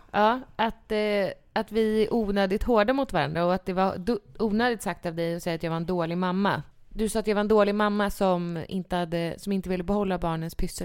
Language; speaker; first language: Swedish; native; Swedish